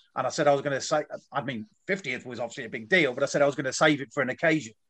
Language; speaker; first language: English; native; English